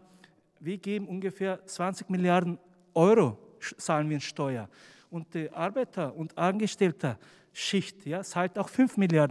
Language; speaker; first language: German; non-native, fluent; Turkish